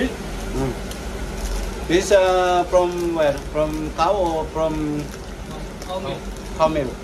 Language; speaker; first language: English; non-native, learner; Filipino